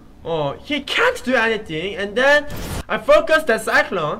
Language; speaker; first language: English; non-native, learner; Korean